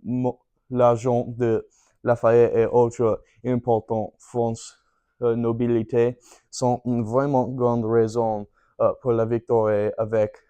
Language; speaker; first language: French; non-native, learner; English